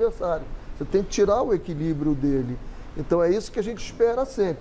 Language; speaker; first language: Portuguese; native; Portuguese